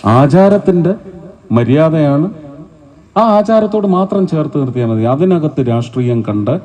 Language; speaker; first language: Malayalam; native; Malayalam